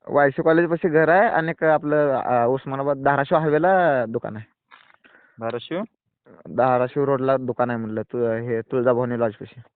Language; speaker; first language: Marathi; native; Marathi